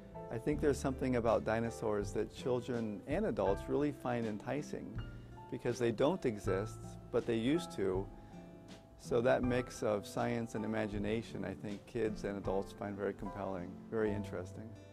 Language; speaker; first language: English; native; English